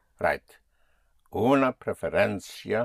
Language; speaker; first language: Spanish; non-native, fluent; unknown